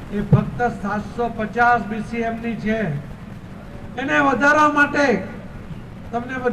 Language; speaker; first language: Gujarati; non-native, local second language; Marathi